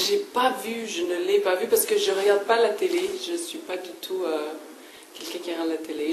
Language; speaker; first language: French; non-native, fluent; English